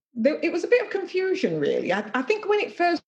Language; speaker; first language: English; native; English